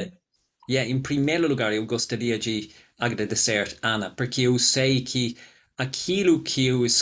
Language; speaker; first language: Portuguese; non-native, fluent; English